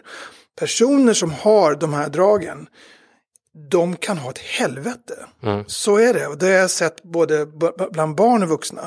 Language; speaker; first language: Swedish; native; Swedish